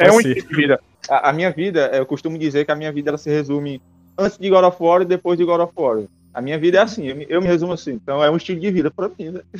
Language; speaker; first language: Portuguese; native; Portuguese